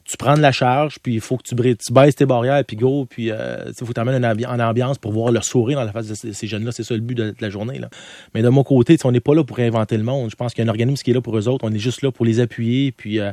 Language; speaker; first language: French; native; French